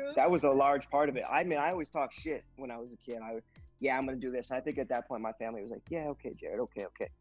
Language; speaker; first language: English; native; English